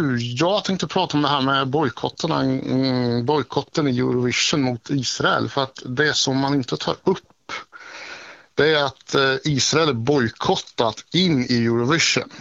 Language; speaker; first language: Swedish; native; Swedish